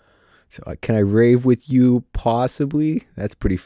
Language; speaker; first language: English; native; English